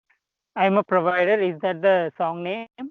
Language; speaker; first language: English; non-native, local second language; Telugu